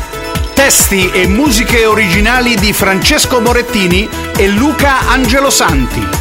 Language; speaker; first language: Italian; native; Italian